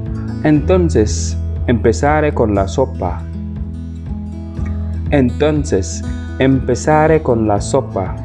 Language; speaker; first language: Spanish; non-native, fluent; Wolof